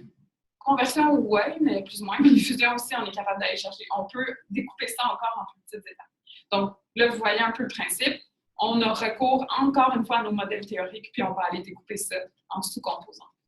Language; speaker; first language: French; native; French